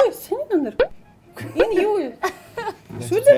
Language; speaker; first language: Mongolian; non-native, learner; Russian